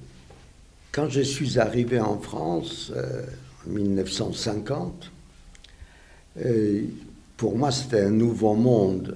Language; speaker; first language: French; non-native, fluent; Yiddish